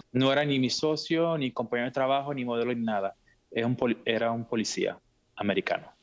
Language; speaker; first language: Spanish; native; Spanish